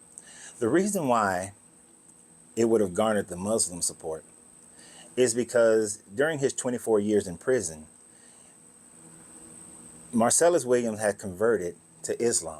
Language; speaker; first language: English; native; English